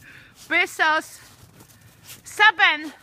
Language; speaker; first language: Spanish; non-native, learner; English